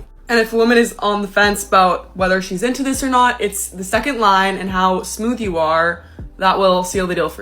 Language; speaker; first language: English; native; English